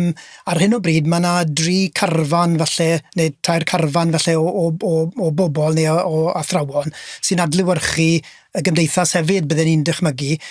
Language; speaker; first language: Welsh; native; Welsh